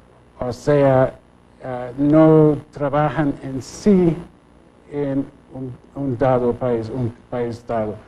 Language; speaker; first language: Spanish; non-native, fluent; English